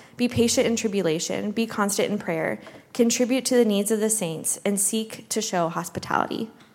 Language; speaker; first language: English; native; English